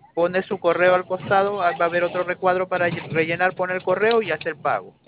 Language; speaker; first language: Spanish; native; Spanish